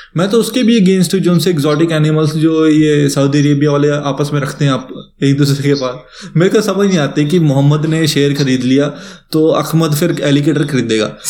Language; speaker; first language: Hindi; native; Hindi